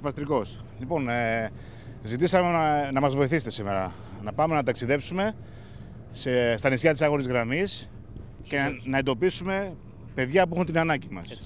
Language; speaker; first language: Greek; native; Greek